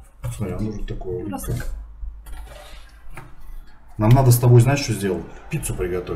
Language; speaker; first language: Russian; native; Russian